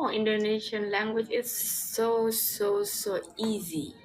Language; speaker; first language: English; non-native, learner; Indonesian